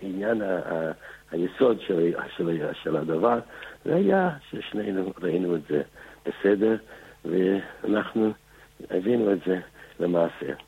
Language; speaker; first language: Hebrew; non-native, fluent; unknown